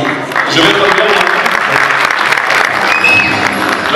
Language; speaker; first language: French; non-native, fluent; Arabic